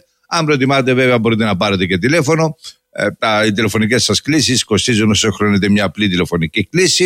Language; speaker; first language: Greek; native; Greek